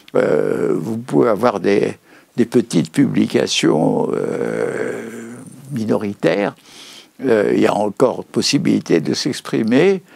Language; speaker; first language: French; native; French